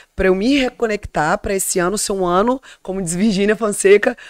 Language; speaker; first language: Portuguese; native; Portuguese